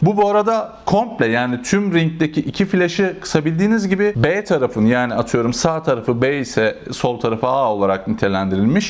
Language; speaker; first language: Turkish; native; Turkish